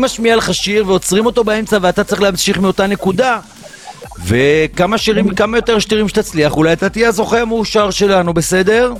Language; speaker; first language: Hebrew; native; Hebrew